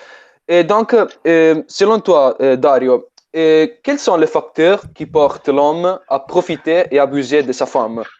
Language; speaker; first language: French; non-native, fluent; Italian